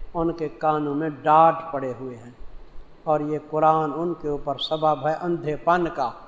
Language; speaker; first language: Urdu; non-native, local second language; Punjabi